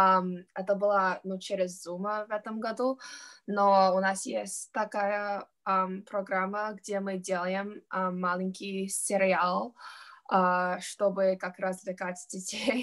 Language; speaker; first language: Russian; non-native, learner; English